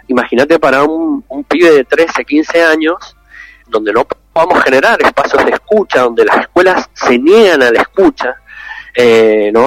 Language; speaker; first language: Spanish; native; Spanish